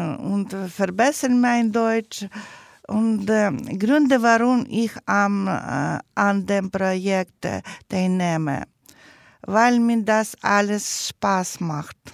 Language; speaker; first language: German; non-native, learner; Ukrainian